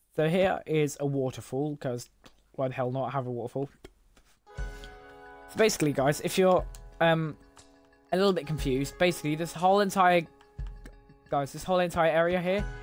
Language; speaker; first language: English; native; English